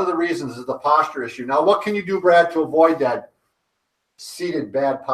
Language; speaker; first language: English; native; English